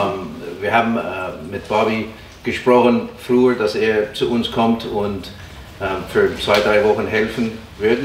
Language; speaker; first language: German; non-native, fluent; English